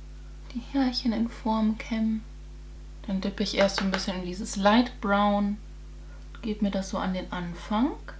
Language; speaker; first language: German; native; German